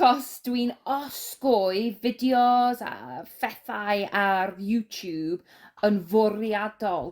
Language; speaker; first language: Welsh; non-native, learner; English